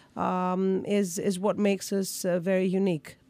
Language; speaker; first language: English; non-native, fluent; Greek